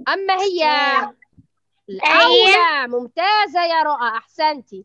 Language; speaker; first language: Arabic; native; Arabic